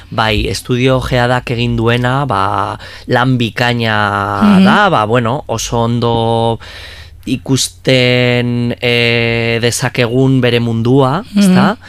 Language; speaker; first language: Basque; non-native, local second language; Spanish